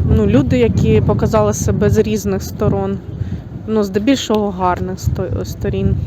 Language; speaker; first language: Ukrainian; native; Ukrainian